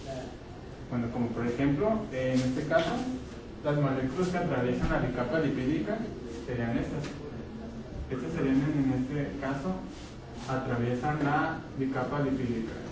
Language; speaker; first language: Spanish; native; Spanish